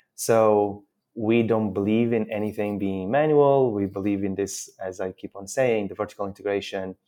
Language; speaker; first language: English; non-native, fluent; Portuguese